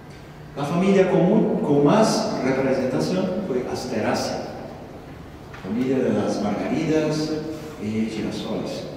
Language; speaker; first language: Spanish; non-native, learner; Portuguese